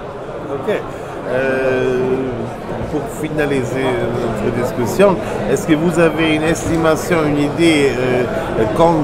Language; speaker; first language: French; non-native, learner; German